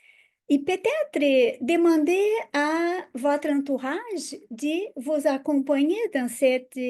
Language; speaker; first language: French; non-native, fluent; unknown